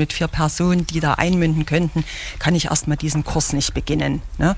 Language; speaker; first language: German; native; German